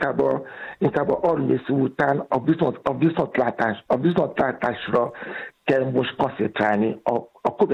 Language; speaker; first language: Hungarian; non-native, learner; Yoruba